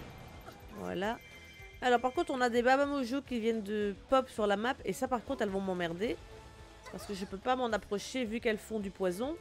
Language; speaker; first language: French; native; French